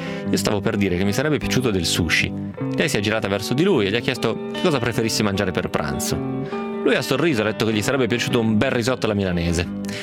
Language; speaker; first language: Italian; native; Italian